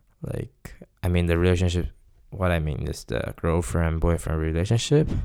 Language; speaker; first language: English; non-native, fluent; Chinese